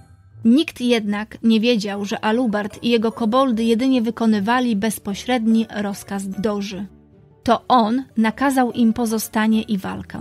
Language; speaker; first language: Polish; native; Polish